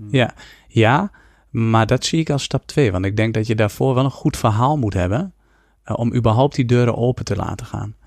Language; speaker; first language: Dutch; native; Dutch